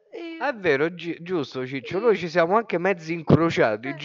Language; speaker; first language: Italian; native; Italian